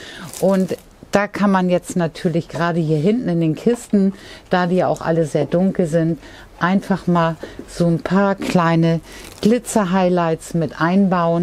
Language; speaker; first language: German; native; German